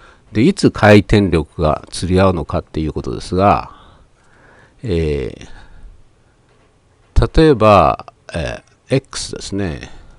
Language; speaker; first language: Japanese; native; Japanese